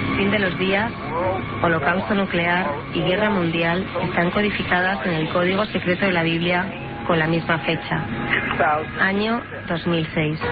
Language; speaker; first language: Spanish; native; Spanish